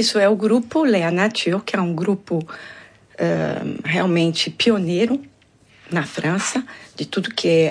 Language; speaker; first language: Portuguese; non-native, fluent; French